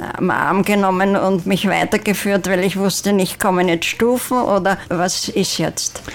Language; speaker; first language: German; native; German